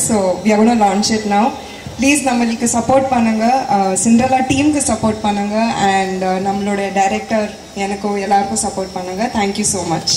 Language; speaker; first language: Tamil; non-native, local second language; Hindi